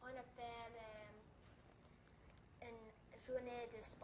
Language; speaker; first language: French; non-native, learner; English